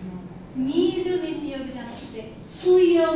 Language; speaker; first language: Japanese; non-native, fluent; Bangla